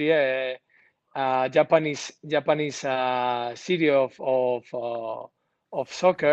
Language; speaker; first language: English; non-native, learner; Spanish